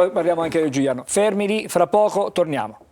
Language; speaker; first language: Italian; native; Italian